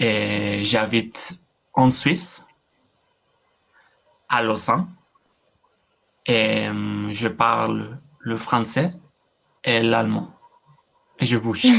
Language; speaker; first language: French; non-native, learner; Basque